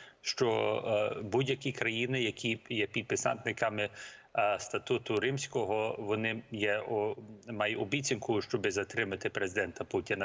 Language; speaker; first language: Ukrainian; early bilingual, heritage; Ukrainian